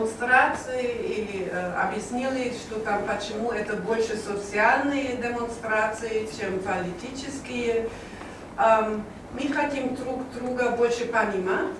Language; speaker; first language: Russian; non-native, learner; German